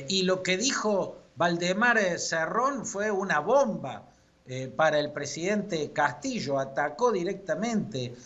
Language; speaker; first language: Spanish; native; Spanish